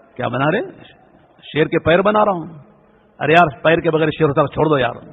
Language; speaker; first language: Urdu; native; Urdu